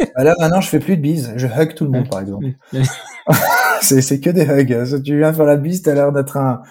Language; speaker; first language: French; native; French